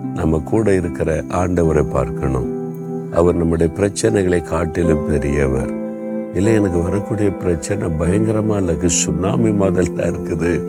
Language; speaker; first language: Tamil; native; Tamil